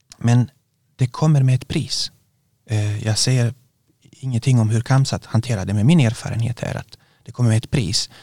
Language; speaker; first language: Swedish; non-native, fluent; Bosnian